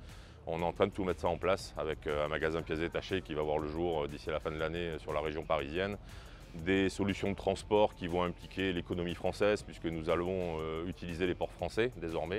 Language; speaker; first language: French; native; French